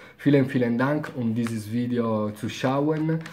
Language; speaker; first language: German; non-native, fluent; Italian